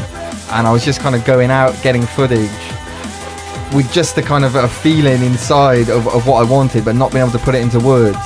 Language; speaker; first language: English; native; English